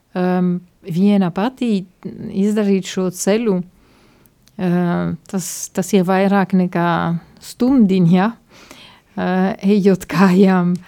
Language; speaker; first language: Latvian; non-native, fluent; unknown